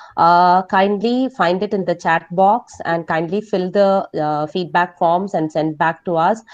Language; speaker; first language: English; non-native, local second language; Tamil